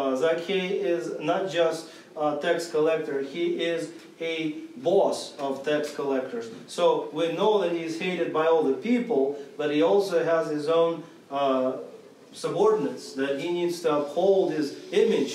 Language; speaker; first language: English; non-native, fluent; Russian